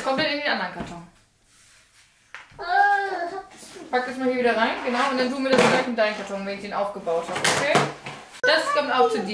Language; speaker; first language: German; native; German